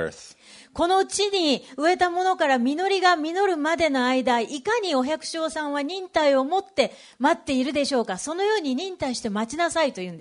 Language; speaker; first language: Japanese; native; Japanese